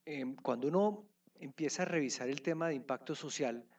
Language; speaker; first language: Spanish; native; Spanish